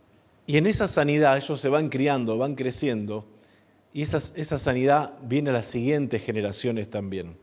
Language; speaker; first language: Spanish; native; Spanish